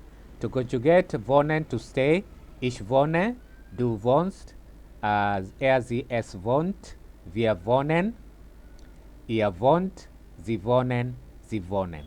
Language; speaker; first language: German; non-native, fluent; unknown